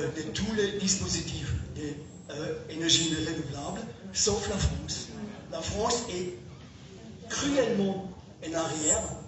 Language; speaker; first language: French; non-native, fluent; German